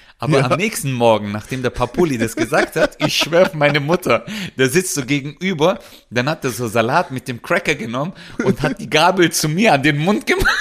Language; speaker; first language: German; early bilingual, other home language; Turkish